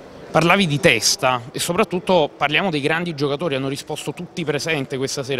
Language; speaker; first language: Italian; native; Italian